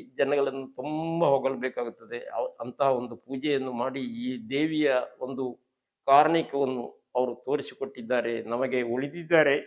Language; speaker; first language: Kannada; non-native, local second language; Marathi